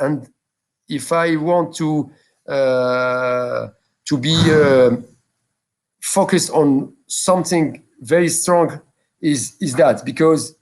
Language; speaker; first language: English; non-native, local second language; French